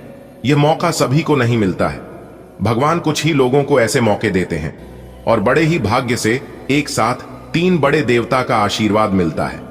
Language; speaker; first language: Hindi; native; Hindi